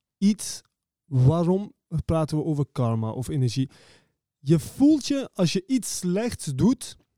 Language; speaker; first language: Dutch; early bilingual, other home language; Persian